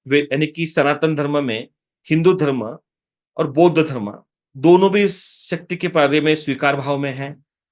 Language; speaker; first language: Hindi; non-native, local second language; Marathi